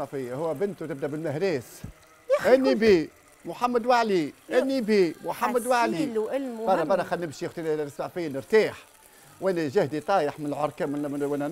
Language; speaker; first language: Arabic; native; Arabic